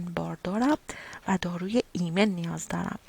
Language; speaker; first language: Persian; native; Persian